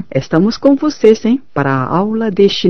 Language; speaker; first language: Portuguese; non-native, fluent; Chinese